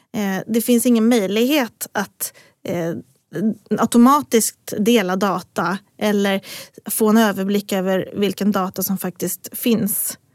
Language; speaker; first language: Swedish; native; Swedish